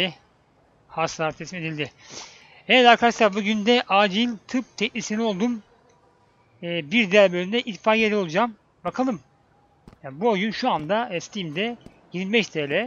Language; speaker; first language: Turkish; native; Turkish